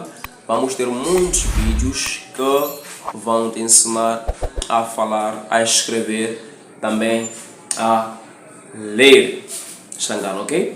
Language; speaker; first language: Portuguese; non-native, local second language; Tsonga